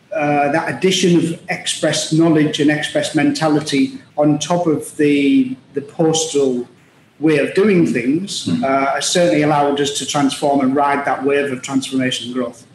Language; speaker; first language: English; native; English